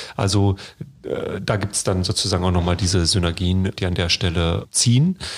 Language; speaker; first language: German; native; German